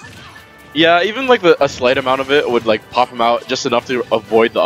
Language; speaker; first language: English; native; English